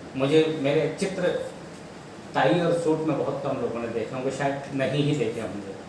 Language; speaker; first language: Hindi; native; Hindi